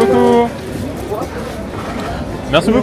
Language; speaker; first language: French; non-native, fluent; Japanese